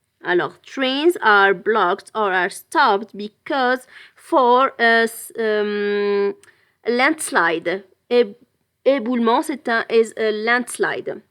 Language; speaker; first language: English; non-native, fluent; French